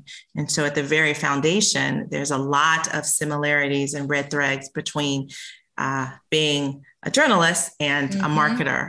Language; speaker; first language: English; native; English